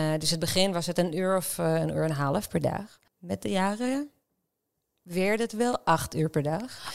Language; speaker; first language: Dutch; non-native, fluent; Hebrew